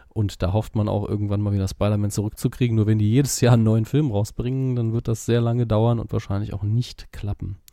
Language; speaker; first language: German; native; German